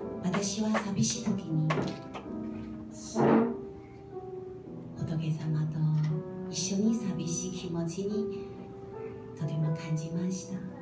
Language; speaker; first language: Japanese; non-native, learner; Chinese